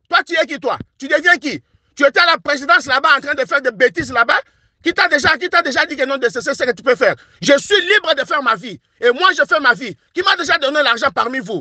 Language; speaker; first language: French; non-native, local second language; Luba-Lulua